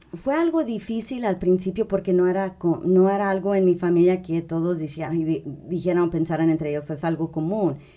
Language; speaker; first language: Spanish; early bilingual, heritage; Spanish